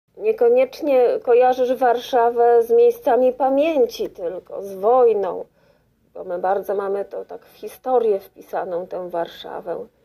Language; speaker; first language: Polish; native; Polish